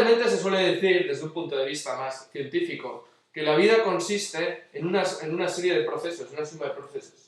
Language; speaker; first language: Spanish; native; Spanish